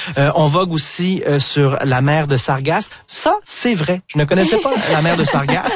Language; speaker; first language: French; native; French